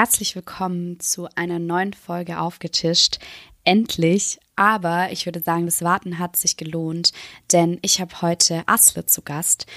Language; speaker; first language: German; native; German